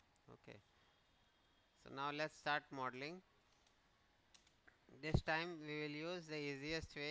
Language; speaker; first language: English; non-native, local second language; Hindi